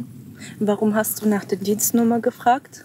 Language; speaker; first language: German; native; German